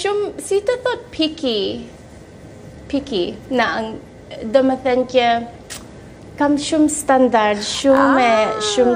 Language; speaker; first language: Albanian; early bilingual, heritage; Albanian